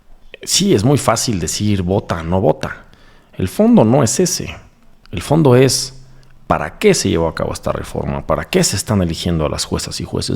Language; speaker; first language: Spanish; native; Spanish